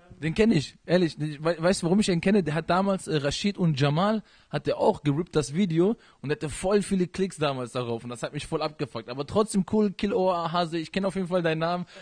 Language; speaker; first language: German; early bilingual, other home language; Persian